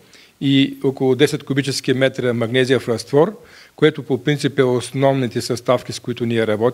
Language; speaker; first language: Bulgarian; native; Bulgarian